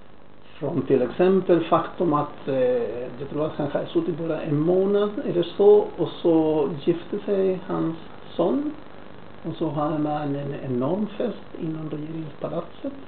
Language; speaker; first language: Swedish; non-native, fluent; Spanish